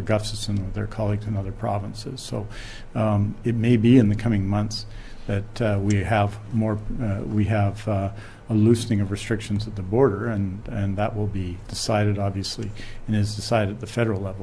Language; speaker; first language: English; native; English